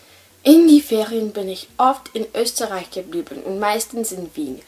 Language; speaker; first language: German; non-native, learner; Polish